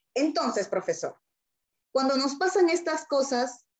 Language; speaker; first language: Spanish; native; Spanish